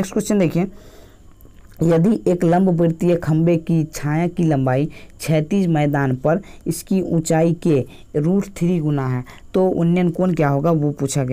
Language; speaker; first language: Hindi; native; Hindi